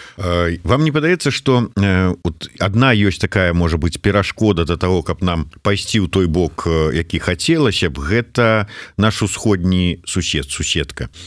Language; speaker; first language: Belarusian; native; Belarusian